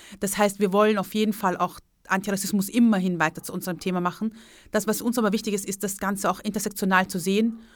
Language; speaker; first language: German; early bilingual, other home language; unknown